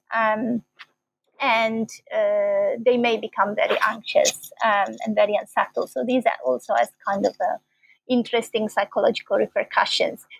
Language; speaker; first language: English; non-native, fluent; Italian